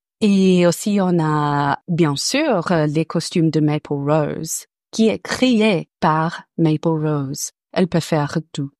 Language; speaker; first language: French; non-native, learner; English